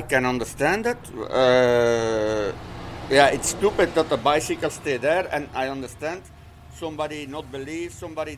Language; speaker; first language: English; non-native, learner; Dutch